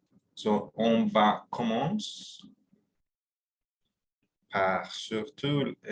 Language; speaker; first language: French; non-native, fluent; Spanish